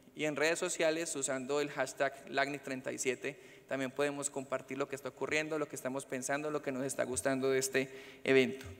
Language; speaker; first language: Spanish; native; Spanish